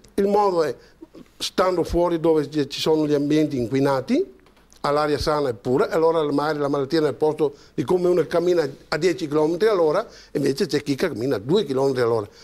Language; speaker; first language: Italian; native; Italian